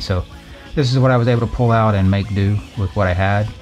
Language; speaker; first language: English; native; English